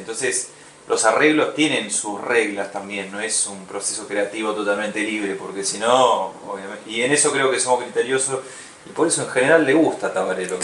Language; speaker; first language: Spanish; native; Spanish